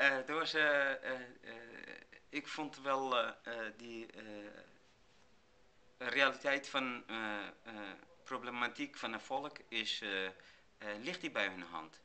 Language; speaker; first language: Dutch; non-native, learner; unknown